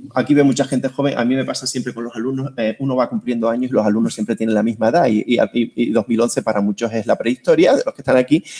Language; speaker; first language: Spanish; native; Spanish